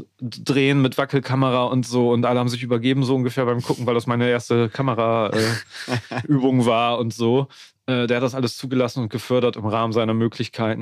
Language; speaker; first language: German; native; German